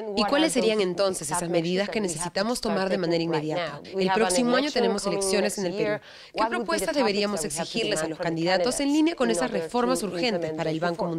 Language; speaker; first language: Spanish; native; Spanish